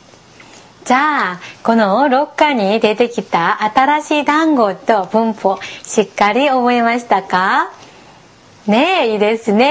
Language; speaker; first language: Japanese; non-native, fluent; Korean